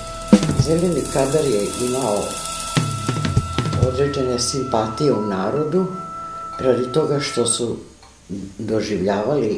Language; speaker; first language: Serbian; native; Serbian